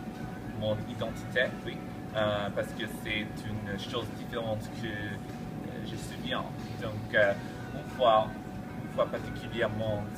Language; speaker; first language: French; non-native, learner; English